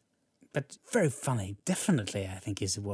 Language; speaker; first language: English; non-native, fluent; Norwegian